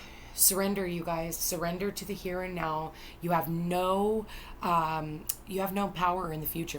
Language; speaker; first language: English; native; English